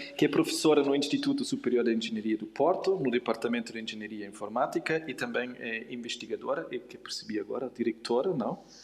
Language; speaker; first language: Portuguese; non-native, fluent; German